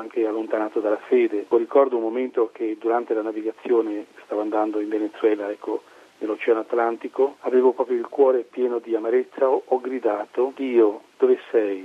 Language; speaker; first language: Italian; native; Italian